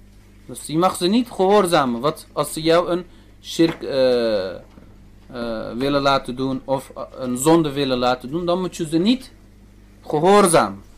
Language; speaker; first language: Dutch; early bilingual, other home language; Turkish